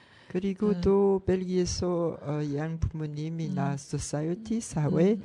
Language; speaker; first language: Korean; non-native, learner; French